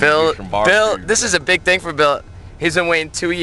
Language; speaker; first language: English; native; English